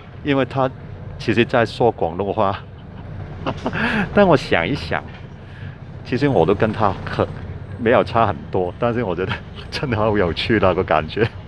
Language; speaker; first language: Chinese; non-native, fluent; Cantonese